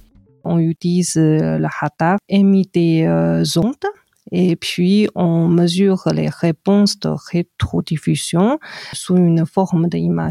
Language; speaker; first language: French; non-native, fluent; Chinese